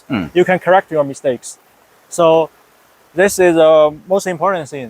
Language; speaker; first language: English; non-native, fluent; Chinese